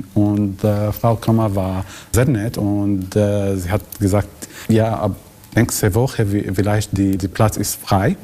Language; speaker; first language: German; non-native, learner; Arabic